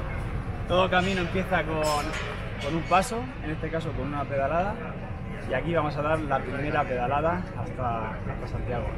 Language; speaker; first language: Spanish; native; Spanish